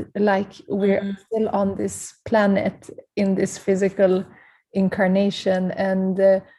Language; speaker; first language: English; early bilingual, other home language; Kurdish